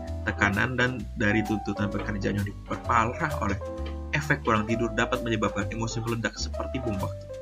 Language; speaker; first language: Indonesian; native; Indonesian